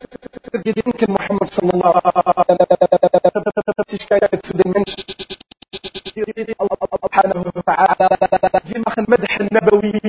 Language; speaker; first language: German; non-native, learner; Arabic